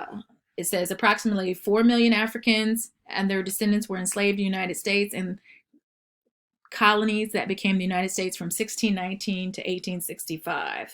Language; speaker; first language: English; native; English